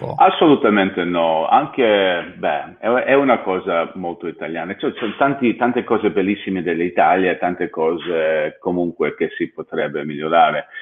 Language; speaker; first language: Italian; non-native, fluent; English